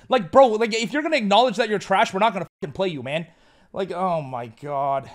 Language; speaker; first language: English; native; English